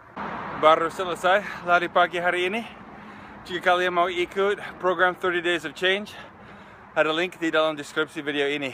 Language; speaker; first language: Indonesian; non-native, fluent; English